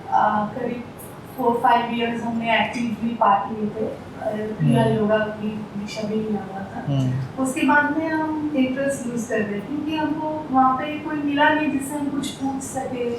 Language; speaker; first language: Hindi; non-native, local second language; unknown